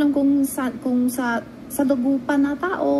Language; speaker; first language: Filipino; non-native, learner; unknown